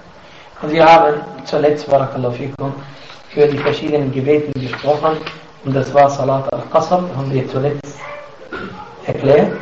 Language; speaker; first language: German; non-native, fluent; Arabic